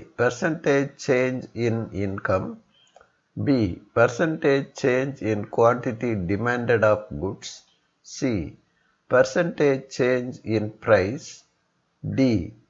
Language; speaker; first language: English; non-native, local second language; Tamil